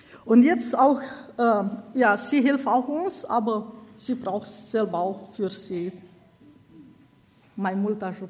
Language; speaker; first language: German; non-native, learner; Romanian